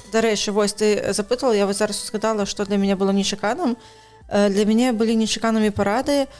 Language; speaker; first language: Belarusian; non-native, local second language; Russian